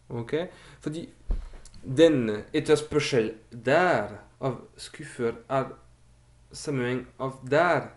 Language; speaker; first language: Norwegian; non-native, fluent; French